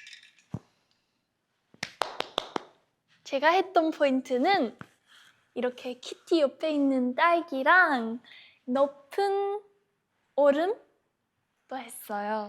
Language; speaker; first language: Korean; non-native, learner; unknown